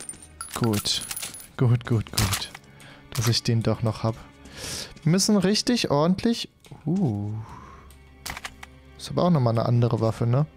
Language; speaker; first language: German; native; German